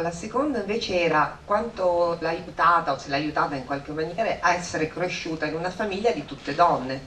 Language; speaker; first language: Italian; native; Italian